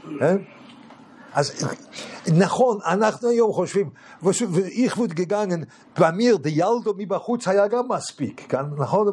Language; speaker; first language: Hebrew; non-native, fluent; English